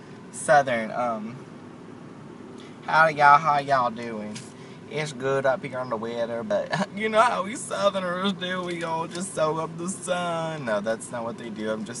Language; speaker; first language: English; native; English